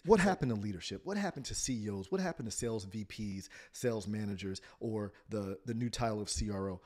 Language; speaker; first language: English; native; English